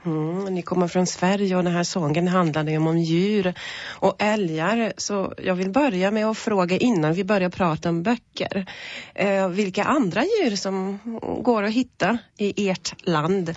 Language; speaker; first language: Swedish; non-native, fluent; Polish